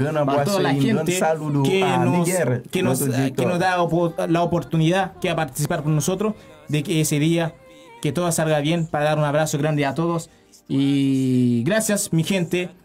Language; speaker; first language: Spanish; non-native, learner; Haitian Creole